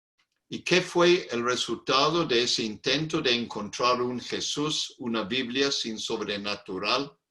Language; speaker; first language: Spanish; non-native, fluent; English